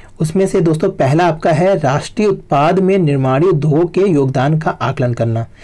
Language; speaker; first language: Hindi; native; Hindi